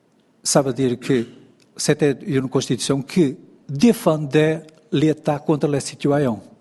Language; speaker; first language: French; non-native, fluent; Portuguese